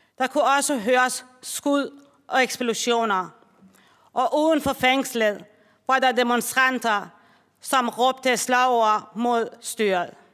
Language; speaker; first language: Danish; non-native, fluent; Persian